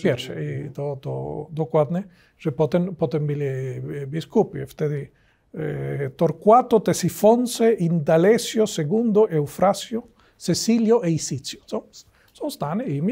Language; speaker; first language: Polish; non-native, learner; Spanish